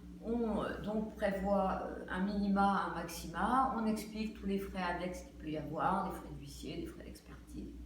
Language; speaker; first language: French; native; French